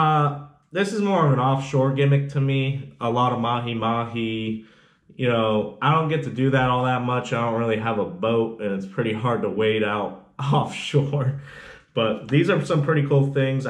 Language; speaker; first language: English; native; English